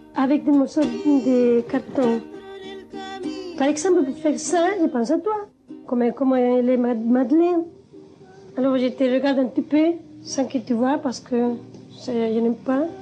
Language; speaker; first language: French; non-native, learner; Spanish